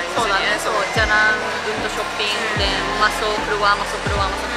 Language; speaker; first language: Indonesian; non-native, fluent; Japanese